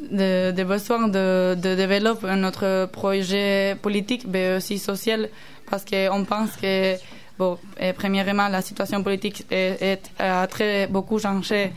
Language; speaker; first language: French; non-native, learner; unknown